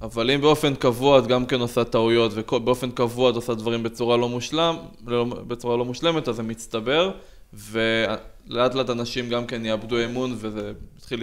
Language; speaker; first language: Hebrew; native; Hebrew